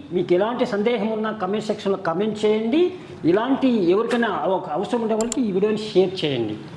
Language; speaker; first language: Telugu; native; Telugu